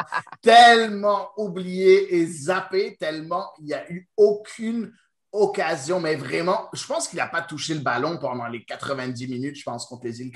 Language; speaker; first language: French; native; French